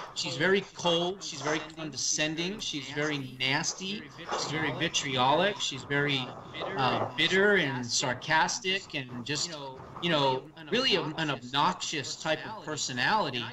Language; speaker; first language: English; native; English